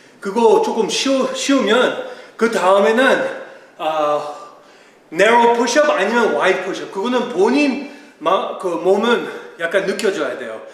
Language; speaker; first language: Korean; early bilingual, heritage; Korean